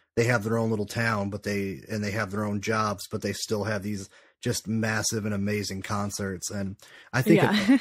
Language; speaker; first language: English; native; English